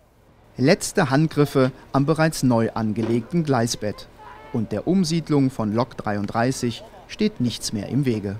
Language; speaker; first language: German; native; German